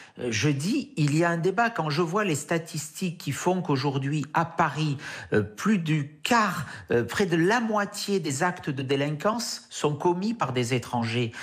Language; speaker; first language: French; native; French